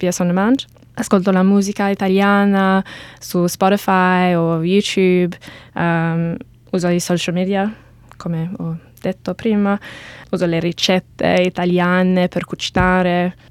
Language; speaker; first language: Italian; non-native, learner; English